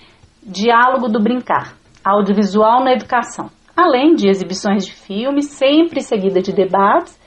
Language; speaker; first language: Portuguese; native; Portuguese